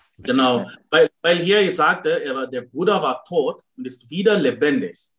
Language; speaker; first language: German; non-native, fluent; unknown